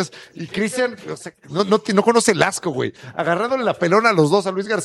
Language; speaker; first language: Spanish; native; Spanish